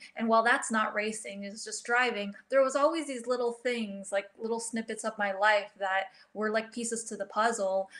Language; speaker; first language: English; early bilingual, other home language; Filipino